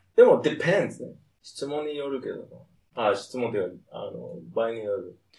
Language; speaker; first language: Japanese; non-native, fluent; English